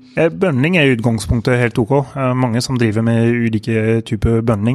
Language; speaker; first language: Norwegian; non-native, fluent; French